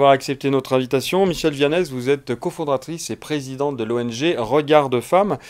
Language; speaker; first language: French; native; French